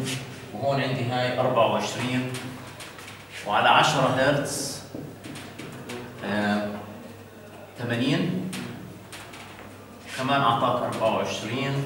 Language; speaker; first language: Arabic; native; Arabic